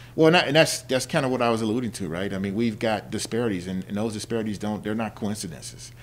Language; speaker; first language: English; native; English